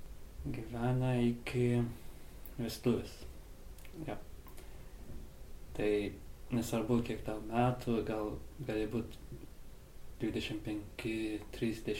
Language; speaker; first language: Lithuanian; non-native, learner; Azerbaijani